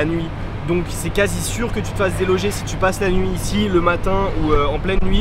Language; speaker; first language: French; native; French